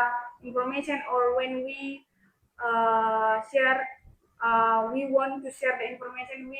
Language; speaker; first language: English; non-native, learner; Indonesian